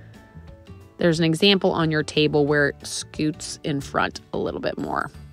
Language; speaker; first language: English; native; English